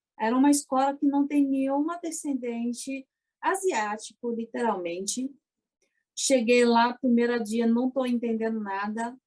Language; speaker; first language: Portuguese; early bilingual, other home language; Chinese